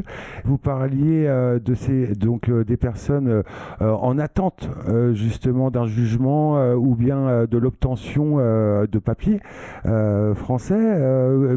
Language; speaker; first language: French; native; French